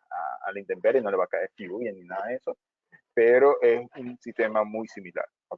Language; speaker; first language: Spanish; native; Spanish